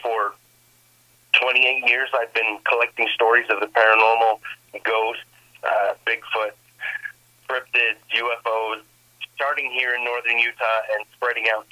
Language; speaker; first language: English; native; English